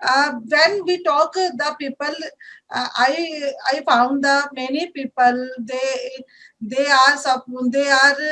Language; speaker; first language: English; non-native, learner; Hindi